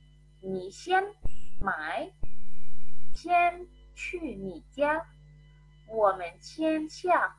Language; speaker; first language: Chinese; non-native, fluent; Indonesian